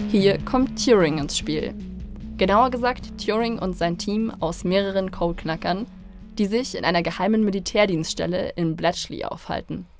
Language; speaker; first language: German; native; German